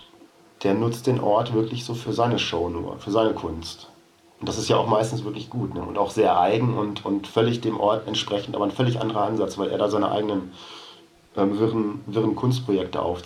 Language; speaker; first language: German; native; German